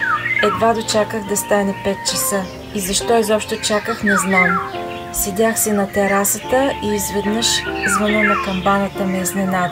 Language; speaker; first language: Bulgarian; native; Bulgarian